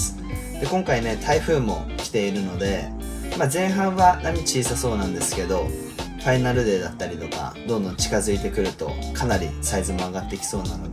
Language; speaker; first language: Japanese; native; Japanese